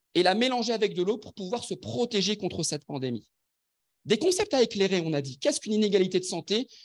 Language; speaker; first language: French; non-native, local second language; Arabic